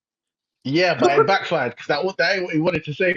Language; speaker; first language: English; native; English